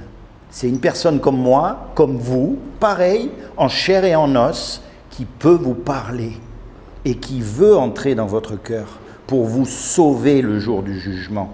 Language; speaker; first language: French; native; French